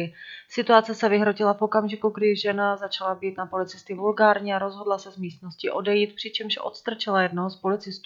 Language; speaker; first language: Czech; native; Czech